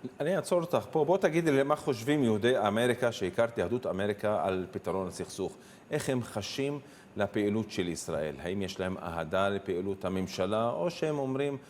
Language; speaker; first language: Hebrew; non-native, local second language; Arabic